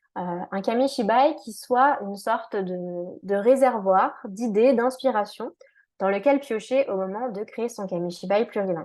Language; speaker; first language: French; native; French